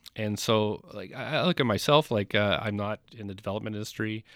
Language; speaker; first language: English; native; English